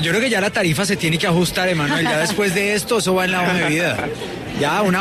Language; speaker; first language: Spanish; native; Spanish